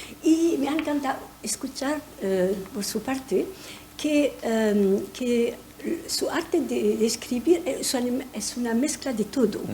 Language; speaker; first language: Spanish; non-native, fluent; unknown